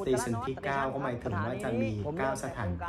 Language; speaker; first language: Thai; non-native, fluent; Vietnamese